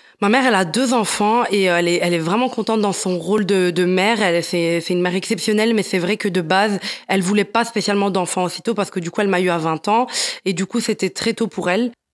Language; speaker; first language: French; non-native, fluent; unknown